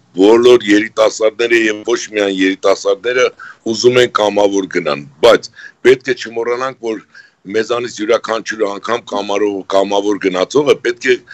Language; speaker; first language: Armenian; native; Armenian